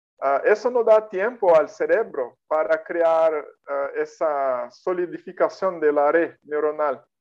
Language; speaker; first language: Spanish; non-native, fluent; Portuguese